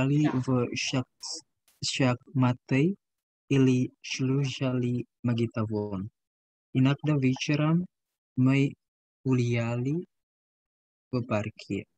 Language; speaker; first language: Russian; non-native, learner; Indonesian